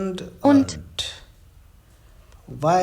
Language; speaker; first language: German; non-native, fluent; Tigrinya